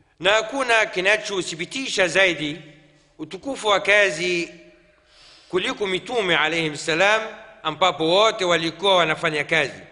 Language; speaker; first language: Swahili; non-native, fluent; Arabic